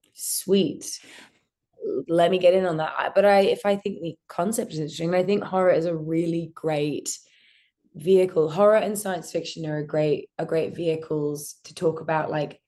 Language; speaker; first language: English; native; English